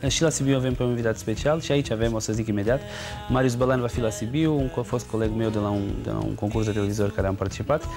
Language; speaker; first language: Romanian; non-native, fluent; Portuguese